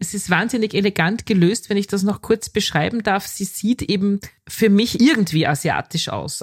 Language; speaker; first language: German; native; German